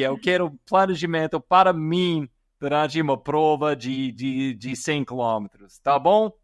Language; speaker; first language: Portuguese; non-native, fluent; English